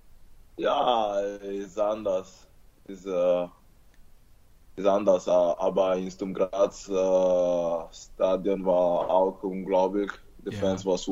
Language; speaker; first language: German; non-native, learner; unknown